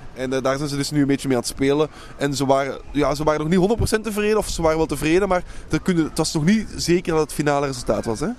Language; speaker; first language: Dutch; native; Dutch